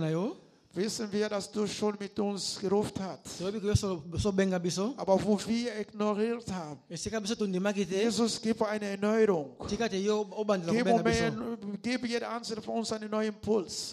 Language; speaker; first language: German; non-native, learner; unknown